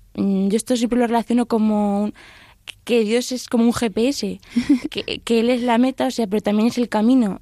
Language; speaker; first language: Spanish; native; Spanish